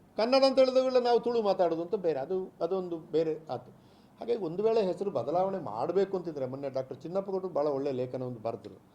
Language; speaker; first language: Kannada; native; Kannada